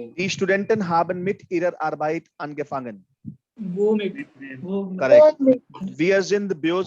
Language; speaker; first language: German; non-native, fluent; Hindi